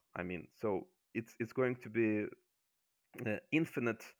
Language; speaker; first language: English; non-native, fluent; Azerbaijani